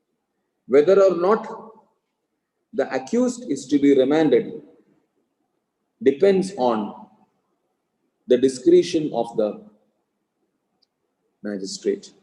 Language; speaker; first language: English; non-native, local second language; Malayalam